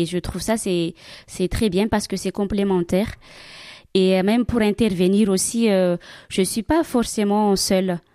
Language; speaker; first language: French; non-native, local second language; Malagasy